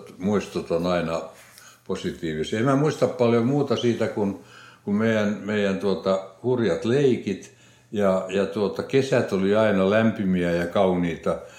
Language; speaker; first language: Finnish; non-native, local second language; Swedish